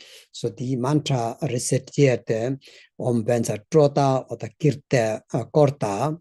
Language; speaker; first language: German; non-native, learner; Tibetan